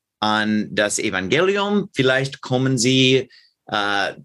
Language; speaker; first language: German; non-native, learner; English